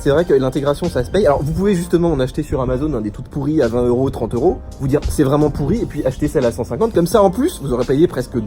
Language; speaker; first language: French; native; French